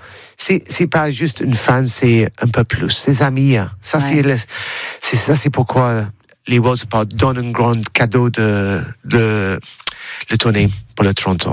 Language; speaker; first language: French; non-native, learner; English